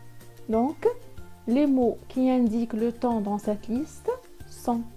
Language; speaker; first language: French; non-native, local second language; Arabic